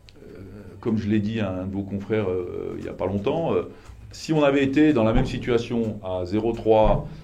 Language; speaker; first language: French; native; French